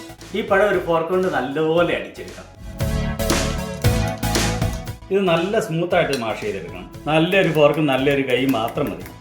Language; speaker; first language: Malayalam; native; Malayalam